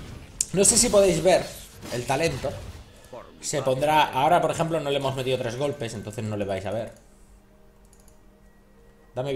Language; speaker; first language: Spanish; native; Spanish